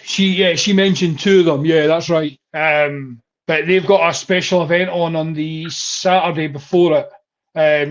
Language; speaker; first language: English; native; English